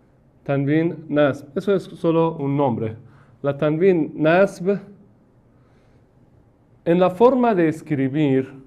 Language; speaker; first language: Spanish; non-native, fluent; Persian